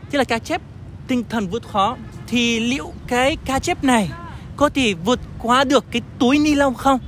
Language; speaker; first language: Vietnamese; non-native, fluent; Arabic